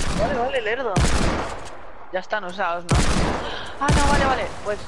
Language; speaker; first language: Spanish; early bilingual, heritage; Spanish